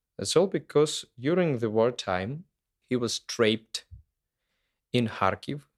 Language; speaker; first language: English; non-native, fluent; Ukrainian